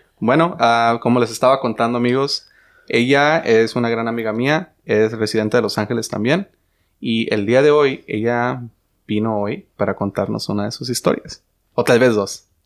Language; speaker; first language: Spanish; native; Spanish